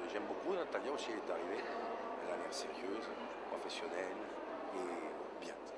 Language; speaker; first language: French; native; French